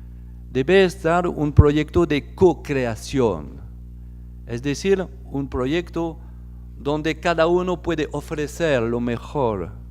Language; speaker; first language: Spanish; non-native, fluent; French